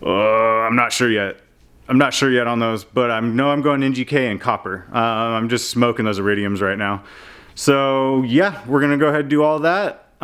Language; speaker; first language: English; native; English